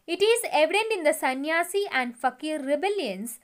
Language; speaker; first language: English; non-native, local second language; Malayalam